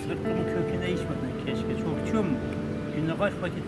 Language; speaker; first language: Turkish; native; Turkish